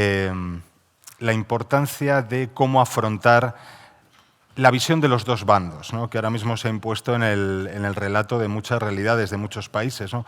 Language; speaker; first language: Spanish; native; Spanish